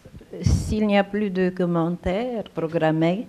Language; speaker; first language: French; non-native, fluent; Romanian